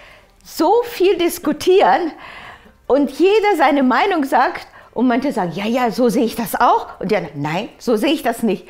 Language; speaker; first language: German; early bilingual, other home language; Japanese